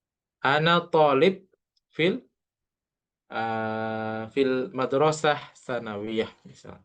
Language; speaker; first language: Arabic; non-native, fluent; Indonesian